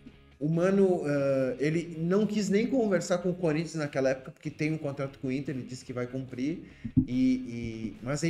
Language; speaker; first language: Portuguese; native; Portuguese